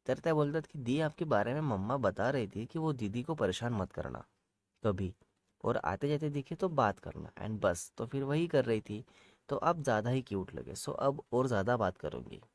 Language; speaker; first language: Hindi; non-native, local second language; Marathi